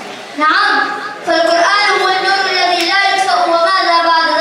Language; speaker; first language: Arabic; non-native, learner; Urdu